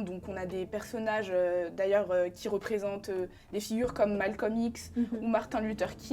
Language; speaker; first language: French; native; French